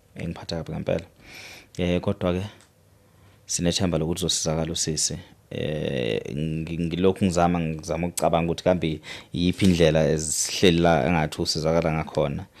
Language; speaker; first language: Zulu; native; Zulu